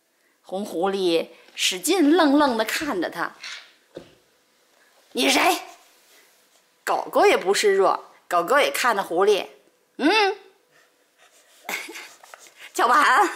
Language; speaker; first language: Chinese; native; Chinese